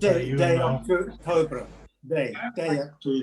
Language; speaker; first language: Spanish; non-native, learner; English